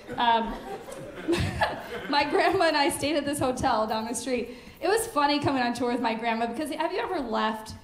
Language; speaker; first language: English; native; English